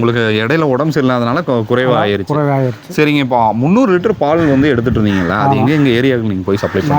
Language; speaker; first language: Tamil; native; Tamil